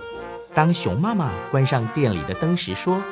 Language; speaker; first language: Chinese; native; Chinese